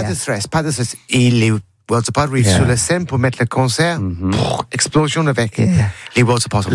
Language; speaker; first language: French; non-native, learner; English